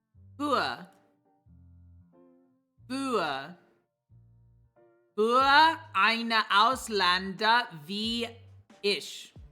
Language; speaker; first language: German; non-native, learner; English